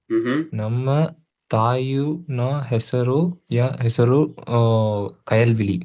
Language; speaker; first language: Kannada; non-native, learner; Tamil